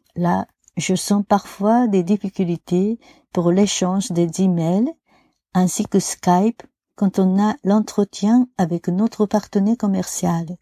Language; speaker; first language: French; non-native, fluent; Japanese